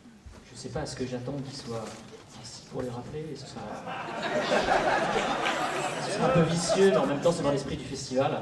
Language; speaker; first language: French; native; French